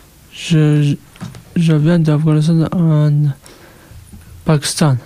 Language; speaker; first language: French; non-native, learner; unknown